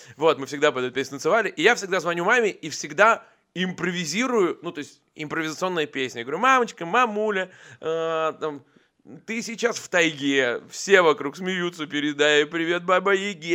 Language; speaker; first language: Russian; native; Russian